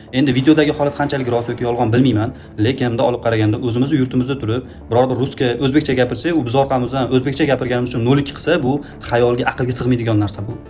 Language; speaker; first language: Uzbek; native; Uzbek